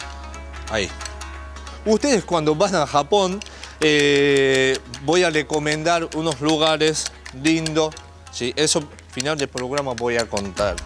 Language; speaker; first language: Spanish; non-native, learner; Japanese